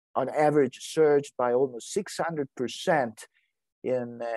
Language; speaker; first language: English; non-native, fluent; Italian